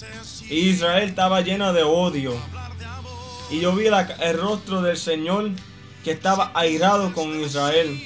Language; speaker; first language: Spanish; native; Spanish